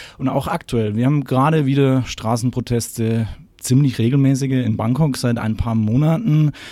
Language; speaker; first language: German; native; German